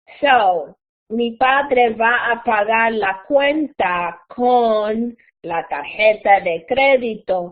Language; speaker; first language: Spanish; non-native, fluent; English